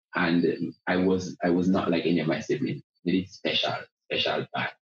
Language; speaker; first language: English; non-native, local second language; Jamaican Creole English